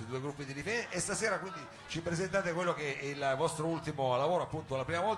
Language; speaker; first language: Italian; native; Italian